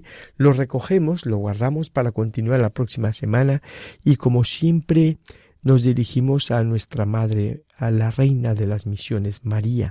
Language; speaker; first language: Spanish; native; Spanish